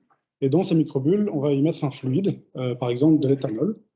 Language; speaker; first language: French; native; French